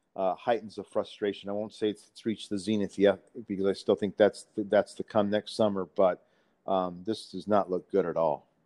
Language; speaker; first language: English; native; English